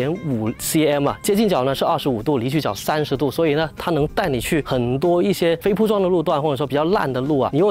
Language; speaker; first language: Chinese; native; Chinese